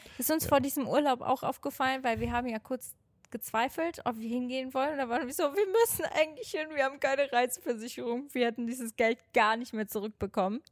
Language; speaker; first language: German; non-native, fluent; Portuguese